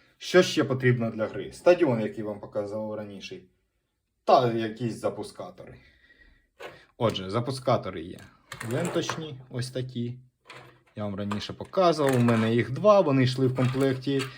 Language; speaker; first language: Ukrainian; non-native, local second language; Russian